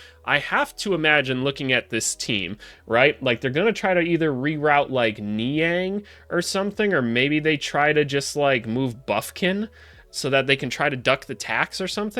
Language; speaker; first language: English; native; English